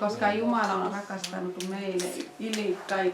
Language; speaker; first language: Finnish; non-native, fluent; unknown